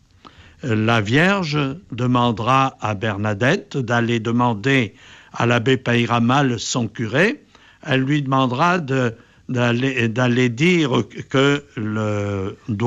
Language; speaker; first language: French; native; French